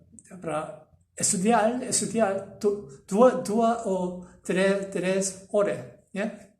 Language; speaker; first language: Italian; non-native, learner; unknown